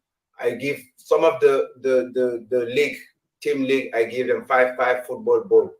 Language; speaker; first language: English; non-native, learner; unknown